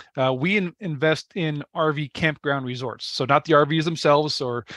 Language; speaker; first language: English; native; English